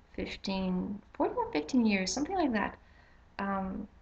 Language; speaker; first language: English; non-native, fluent; French